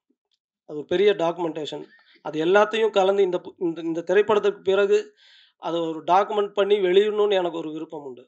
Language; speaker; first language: Tamil; native; Tamil